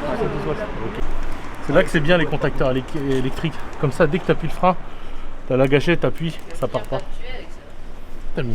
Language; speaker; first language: French; native; French